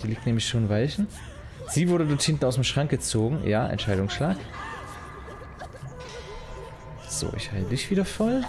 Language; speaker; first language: German; native; German